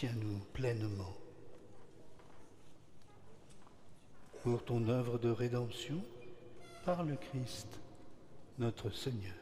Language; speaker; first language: French; native; French